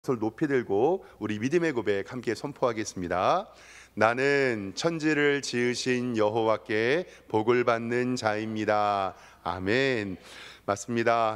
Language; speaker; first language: Korean; native; Korean